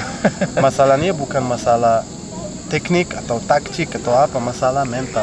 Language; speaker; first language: Indonesian; non-native, fluent; Arabic